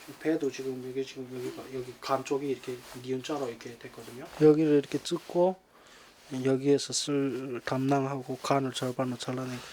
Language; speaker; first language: Korean; native; Korean